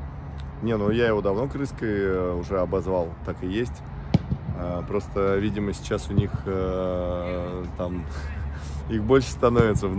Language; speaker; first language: Russian; native; Russian